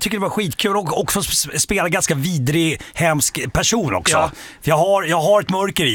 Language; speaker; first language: Swedish; native; Swedish